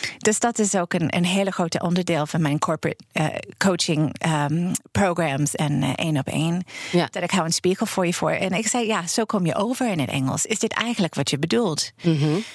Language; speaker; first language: Dutch; non-native, fluent; English